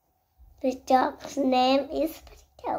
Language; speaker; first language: English; non-native, learner; Vietnamese